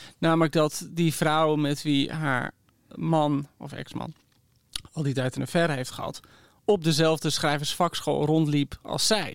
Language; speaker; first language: Dutch; native; Dutch